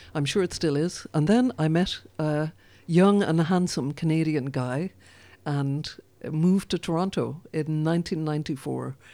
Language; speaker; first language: English; non-native, local second language; Irish